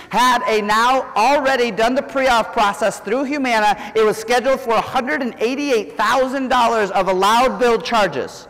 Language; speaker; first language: English; native; English